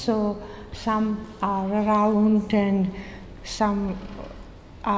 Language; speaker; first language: English; non-native, learner; Czech